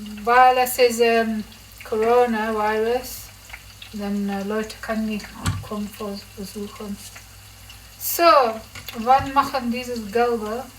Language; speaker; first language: German; non-native, learner; English